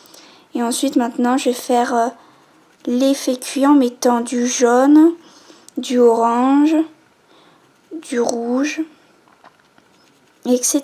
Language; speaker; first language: French; native; French